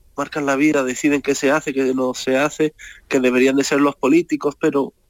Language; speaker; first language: Spanish; native; Spanish